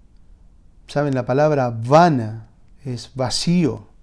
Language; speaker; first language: Spanish; native; Spanish